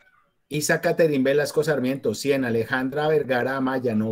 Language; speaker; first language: Spanish; native; Spanish